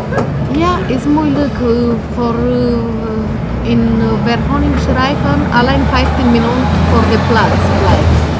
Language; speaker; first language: Dutch; non-native, learner; Romanian